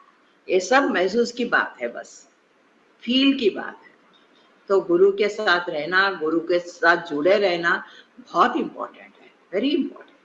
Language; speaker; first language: Hindi; non-native, local second language; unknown